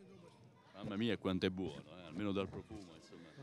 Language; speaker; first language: Italian; native; Italian